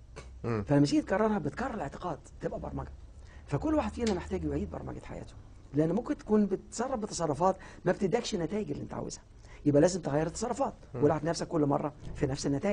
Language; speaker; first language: Arabic; native; Arabic